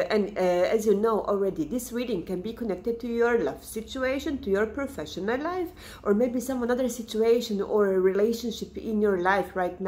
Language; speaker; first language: English; non-native, fluent; Serbian